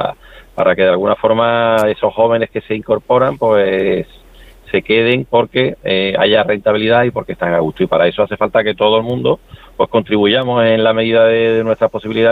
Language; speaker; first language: Spanish; native; Spanish